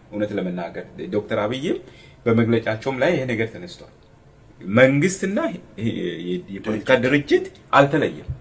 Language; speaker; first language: Amharic; non-native, local second language; Sidamo